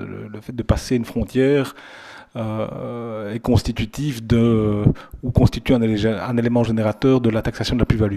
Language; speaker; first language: French; native; French